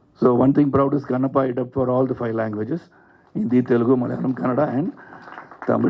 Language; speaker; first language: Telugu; non-native, learner; Tamil